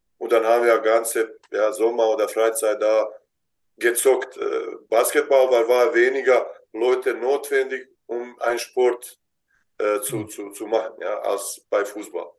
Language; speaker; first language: German; non-native, fluent; Bosnian